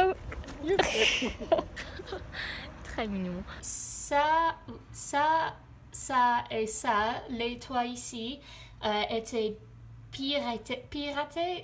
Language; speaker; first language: French; non-native, learner; English